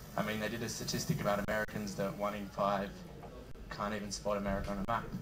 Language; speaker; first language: English; native; English